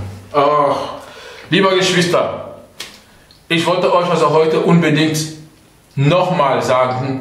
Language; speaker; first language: German; non-native, fluent; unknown